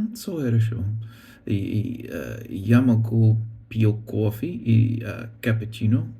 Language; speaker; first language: Russian; non-native, learner; English